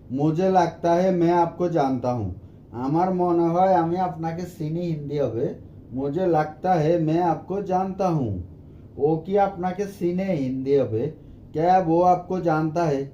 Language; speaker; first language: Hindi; non-native, learner; Bangla